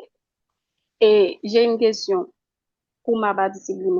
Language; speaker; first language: French; non-native, local second language; Haitian Creole